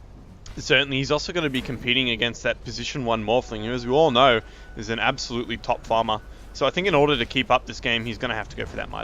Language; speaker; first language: English; native; English